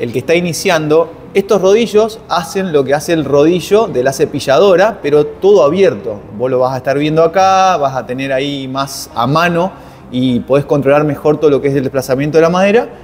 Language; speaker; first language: Spanish; native; Spanish